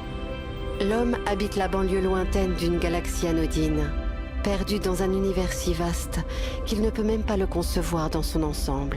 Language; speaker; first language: French; native; French